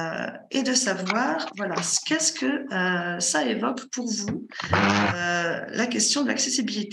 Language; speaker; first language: French; native; French